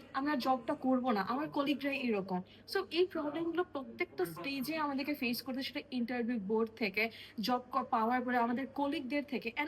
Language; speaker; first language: Bangla; non-native, local second language; Marma